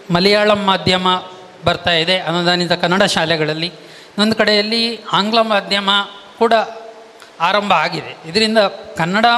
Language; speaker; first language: Kannada; non-native, local second language; Marathi